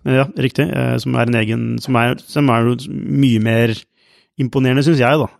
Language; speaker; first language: Norwegian; native; Norwegian